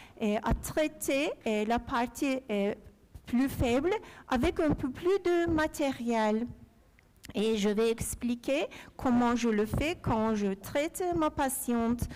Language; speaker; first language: French; non-native, fluent; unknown